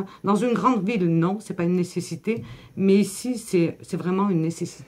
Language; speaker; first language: French; native; French